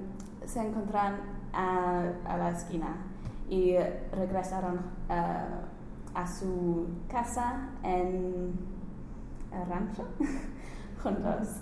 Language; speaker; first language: Spanish; non-native, learner; English